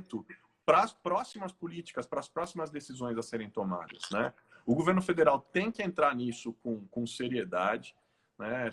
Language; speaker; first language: Portuguese; native; Portuguese